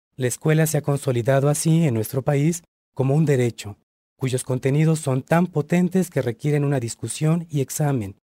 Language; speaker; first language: Spanish; native; Spanish